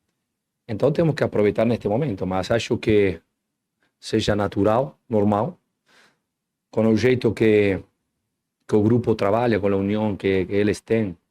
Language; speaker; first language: Portuguese; non-native, fluent; Spanish